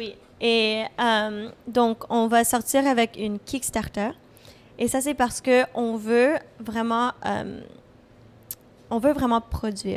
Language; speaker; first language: French; non-native, fluent; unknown